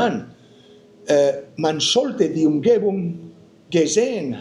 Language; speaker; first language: German; non-native, fluent; Spanish